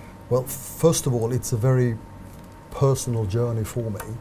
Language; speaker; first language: English; non-native, fluent; Swedish